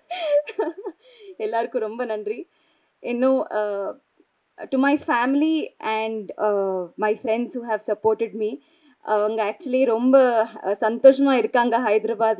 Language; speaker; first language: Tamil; non-native, learner; Telugu